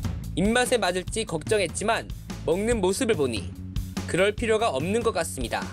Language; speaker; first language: Korean; native; Korean